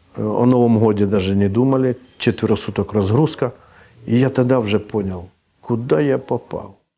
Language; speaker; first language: Russian; native; Russian